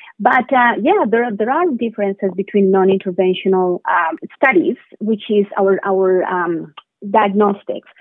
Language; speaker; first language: English; non-native, fluent; Spanish